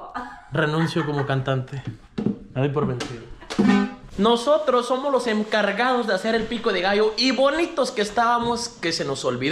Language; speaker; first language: Spanish; native; Spanish